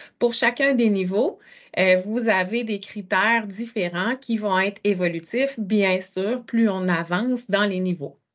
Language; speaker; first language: French; native; French